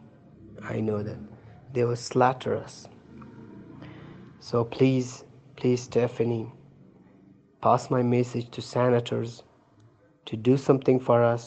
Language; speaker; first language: English; non-native, learner; Persian